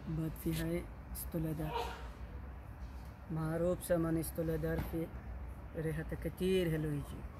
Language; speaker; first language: Arabic; non-native, learner; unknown